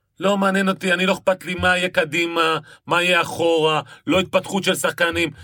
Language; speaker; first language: Hebrew; native; Hebrew